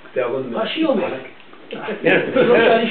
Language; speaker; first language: Hebrew; non-native, learner; French